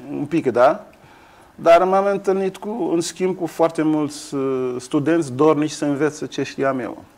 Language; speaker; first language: Romanian; non-native, fluent; Kabuverdianu